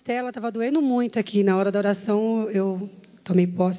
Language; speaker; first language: Portuguese; native; Portuguese